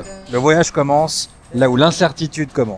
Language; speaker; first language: French; native; French